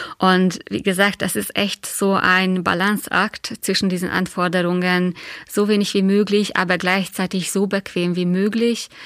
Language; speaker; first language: German; non-native, fluent; Hungarian